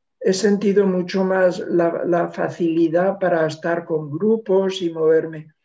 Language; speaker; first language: Spanish; non-native, local second language; Catalan